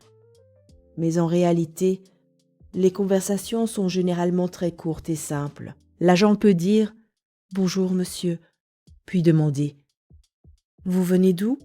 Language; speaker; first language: French; native; French